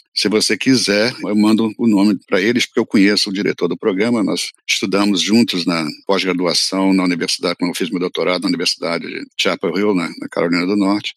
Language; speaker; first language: Portuguese; native; Portuguese